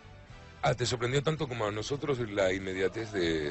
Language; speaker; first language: Spanish; native; Spanish